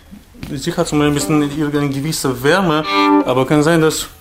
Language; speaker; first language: German; non-native, fluent; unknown